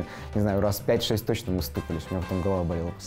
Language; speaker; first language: Russian; native; Russian